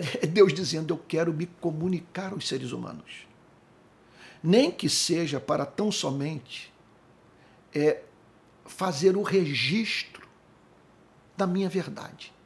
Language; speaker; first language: Portuguese; native; Portuguese